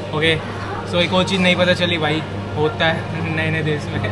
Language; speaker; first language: Hindi; native; Hindi